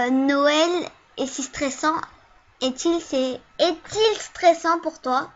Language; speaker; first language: French; early bilingual, other home language; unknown